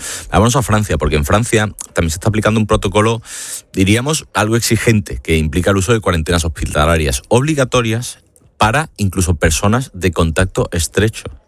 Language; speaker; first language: Spanish; native; Spanish